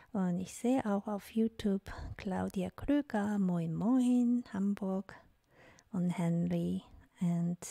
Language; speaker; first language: German; non-native, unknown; Korean